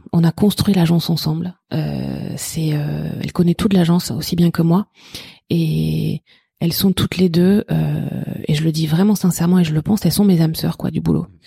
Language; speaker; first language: French; native; French